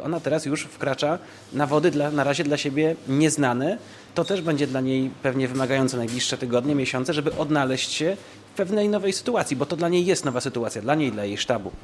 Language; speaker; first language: Polish; native; Polish